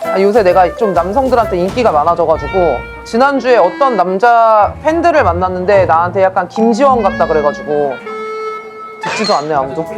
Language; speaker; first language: Korean; native; Korean